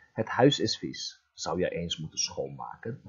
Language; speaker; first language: Dutch; non-native, fluent; Turkish